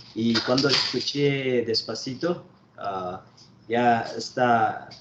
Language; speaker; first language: Spanish; non-native, learner; Bangla